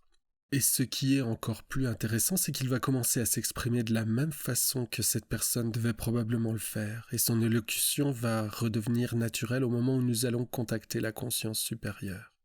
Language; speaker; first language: French; native; French